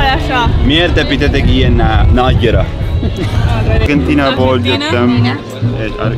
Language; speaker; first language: Hungarian; non-native, learner; Spanish